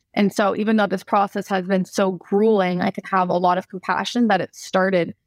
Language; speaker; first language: English; native; English